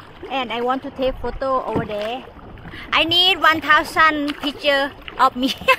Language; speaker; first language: English; non-native, learner; Thai